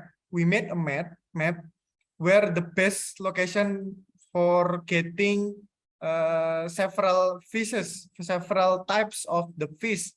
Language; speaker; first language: English; non-native, fluent; Indonesian